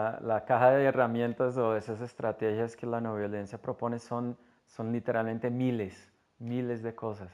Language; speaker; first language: Spanish; non-native, fluent; English